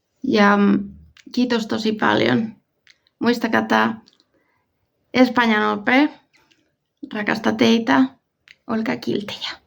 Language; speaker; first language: Finnish; non-native, fluent; Spanish